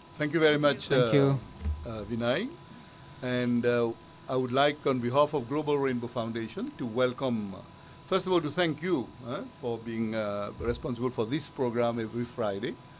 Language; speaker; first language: English; non-native, local second language; Morisyen